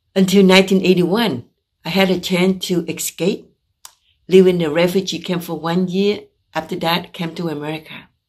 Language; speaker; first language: English; non-native, fluent; Vietnamese